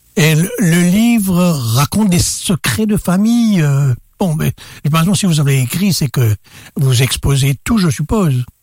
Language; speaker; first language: French; non-native, local second language; Morisyen